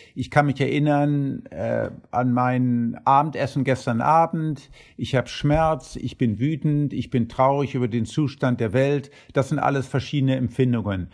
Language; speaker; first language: German; early bilingual, heritage; German